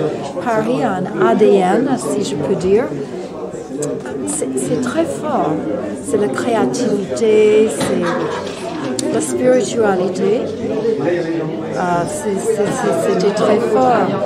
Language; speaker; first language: French; non-native, fluent; English